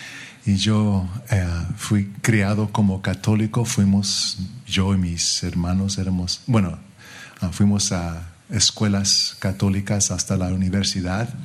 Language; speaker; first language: Spanish; early bilingual, heritage; English